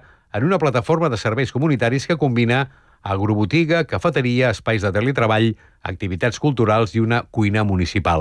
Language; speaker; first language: Catalan; native; Catalan